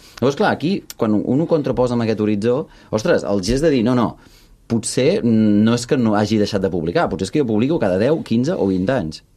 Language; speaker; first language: Catalan; early bilingual, other home language; Russian